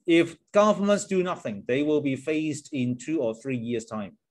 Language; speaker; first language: English; non-native, local second language; Chinese